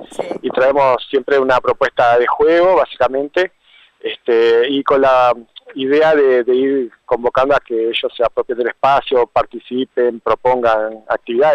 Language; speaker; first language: Spanish; native; Spanish